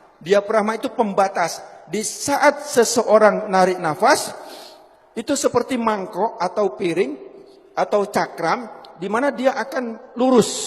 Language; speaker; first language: Indonesian; non-native, local second language; Javanese